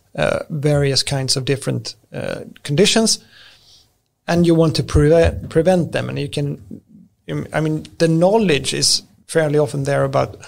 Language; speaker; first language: English; non-native, fluent; Swedish